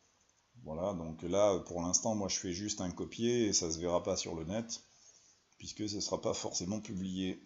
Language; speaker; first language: French; native; French